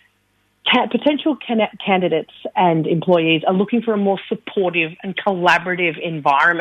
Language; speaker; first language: English; native; English